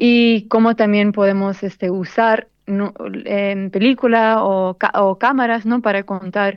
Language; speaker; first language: Spanish; early bilingual, heritage; Spanish